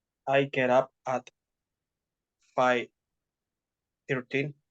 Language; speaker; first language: English; non-native, learner; Spanish